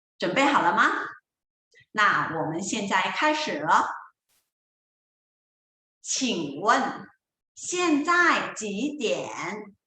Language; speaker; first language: Chinese; non-native, fluent; Thai